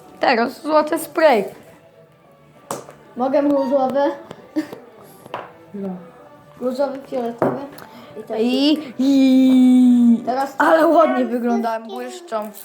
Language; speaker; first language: Polish; early bilingual, heritage; Polish